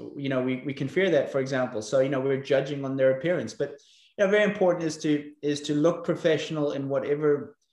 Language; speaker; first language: English; native; English